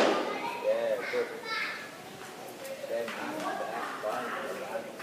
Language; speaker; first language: English; non-native, learner; Thai